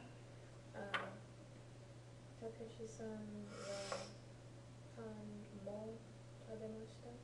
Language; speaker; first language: Japanese; non-native, learner; English